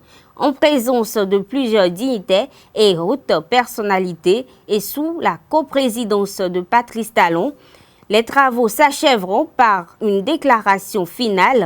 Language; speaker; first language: French; native; French